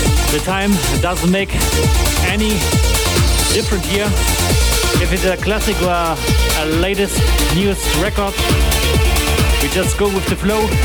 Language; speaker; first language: English; non-native, fluent; German